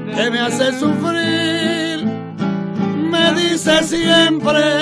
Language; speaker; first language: Spanish; native; Spanish